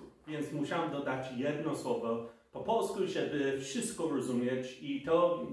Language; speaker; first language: Polish; non-native, fluent; English